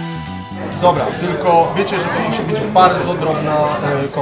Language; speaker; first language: Polish; native; Polish